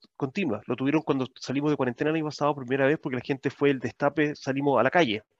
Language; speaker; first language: Spanish; native; Spanish